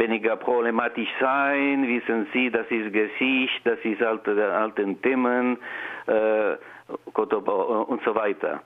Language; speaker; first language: German; non-native, learner; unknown